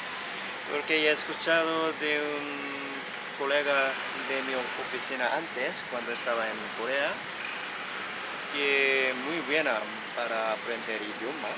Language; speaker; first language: Spanish; non-native, fluent; Korean